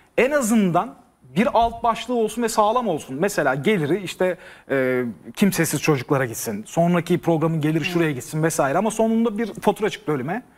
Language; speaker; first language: Turkish; native; Turkish